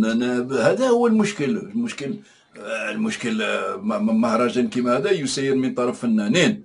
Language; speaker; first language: Arabic; native; Arabic